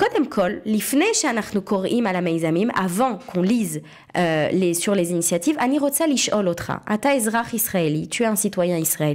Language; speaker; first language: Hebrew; non-native, fluent; French